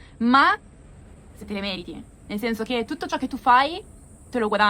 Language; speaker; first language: Italian; native; Italian